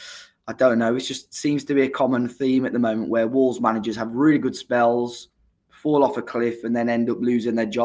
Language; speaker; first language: English; native; English